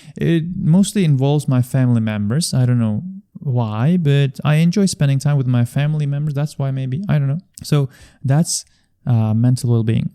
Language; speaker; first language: English; non-native, fluent; Uzbek